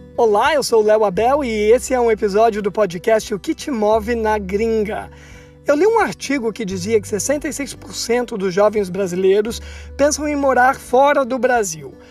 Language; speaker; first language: Portuguese; native; Portuguese